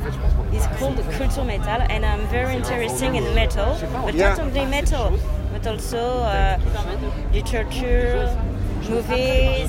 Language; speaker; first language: English; non-native, learner; French